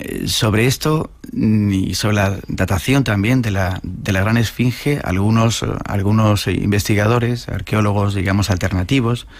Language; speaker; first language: Spanish; native; Spanish